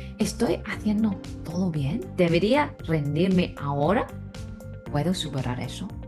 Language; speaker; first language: Spanish; non-native, fluent; Chinese